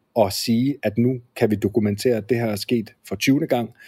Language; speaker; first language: Danish; native; Danish